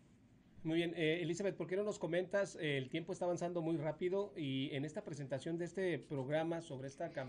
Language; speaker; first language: Spanish; native; Spanish